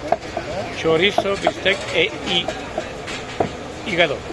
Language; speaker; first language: Spanish; native; Spanish